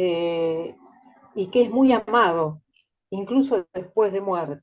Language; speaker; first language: Spanish; native; Spanish